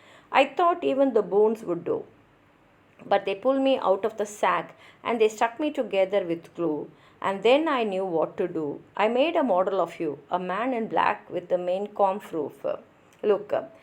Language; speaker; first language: English; non-native, local second language; Tamil